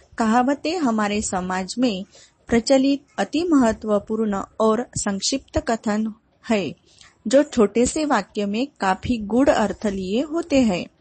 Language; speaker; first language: Hindi; non-native, local second language; Marathi